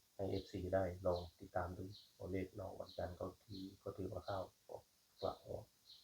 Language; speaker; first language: Thai; native; Thai